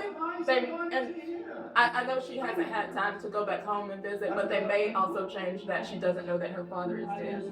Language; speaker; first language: English; native; English